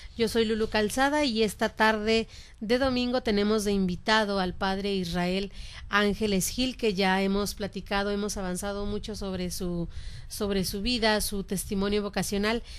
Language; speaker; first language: Spanish; native; Spanish